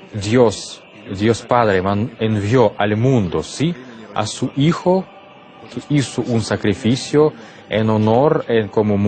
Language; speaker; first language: Spanish; non-native, fluent; Russian